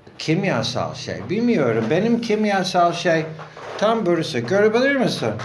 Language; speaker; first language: Turkish; non-native, learner; English